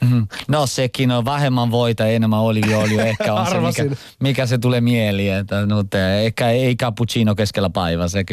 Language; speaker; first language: Finnish; non-native, local second language; Italian